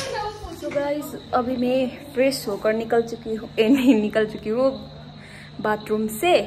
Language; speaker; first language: Hindi; non-native, local second language; Nepali